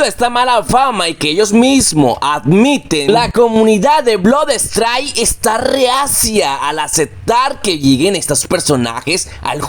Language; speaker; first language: Spanish; native; Spanish